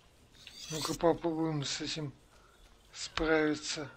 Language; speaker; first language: Russian; native; Russian